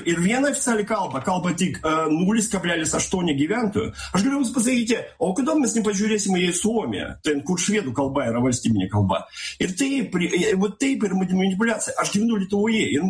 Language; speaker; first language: Lithuanian; non-native, local second language; Russian